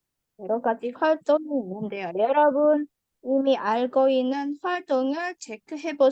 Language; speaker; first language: Korean; non-native, fluent; Indonesian